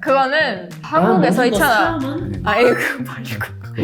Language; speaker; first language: Korean; non-native, learner; Estonian